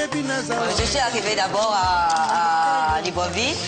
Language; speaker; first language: French; non-native, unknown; Chinese